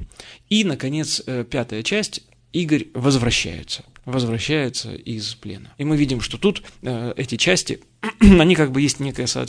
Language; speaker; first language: Russian; native; Russian